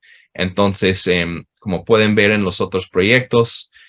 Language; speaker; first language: Spanish; non-native, fluent; English